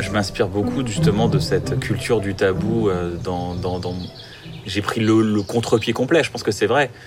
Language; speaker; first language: French; native; French